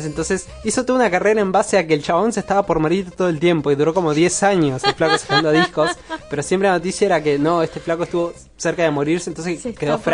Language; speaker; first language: Spanish; native; Spanish